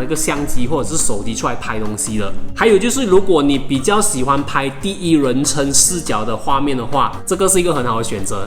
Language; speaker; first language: Chinese; native; Chinese